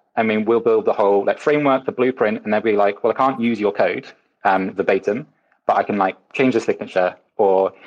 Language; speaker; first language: English; native; English